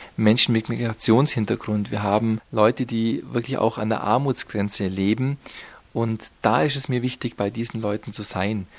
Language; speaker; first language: German; native; German